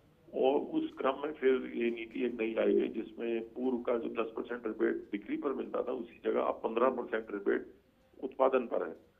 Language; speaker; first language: Hindi; native; Hindi